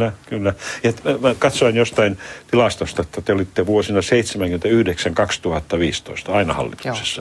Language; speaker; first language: Finnish; native; Finnish